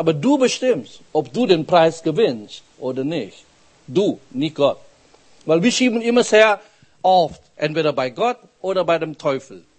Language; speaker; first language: German; non-native, fluent; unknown